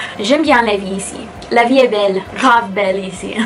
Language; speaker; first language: French; non-native, learner; English